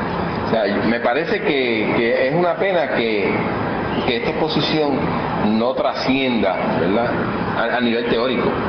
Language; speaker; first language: Spanish; native; Spanish